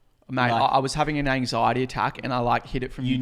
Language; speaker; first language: English; native; English